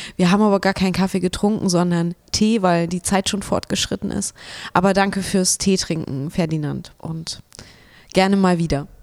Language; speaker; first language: German; native; German